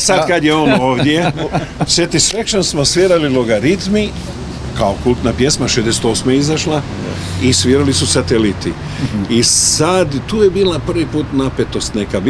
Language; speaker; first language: Serbian; native; Serbian